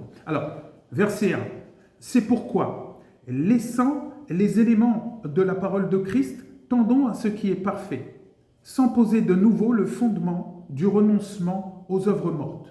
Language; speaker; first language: French; native; French